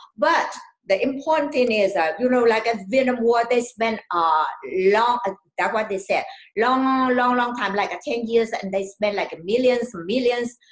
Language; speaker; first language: English; non-native, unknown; Vietnamese